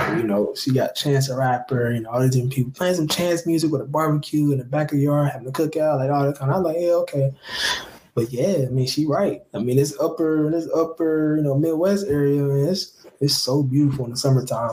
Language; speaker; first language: English; native; English